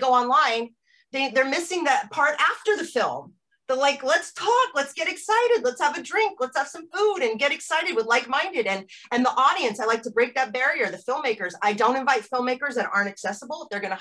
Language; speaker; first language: English; native; English